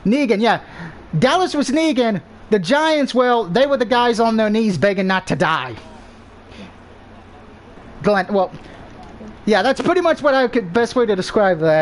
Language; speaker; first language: English; native; English